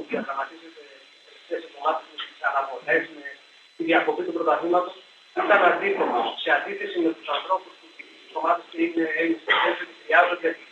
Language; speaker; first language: Greek; native; Greek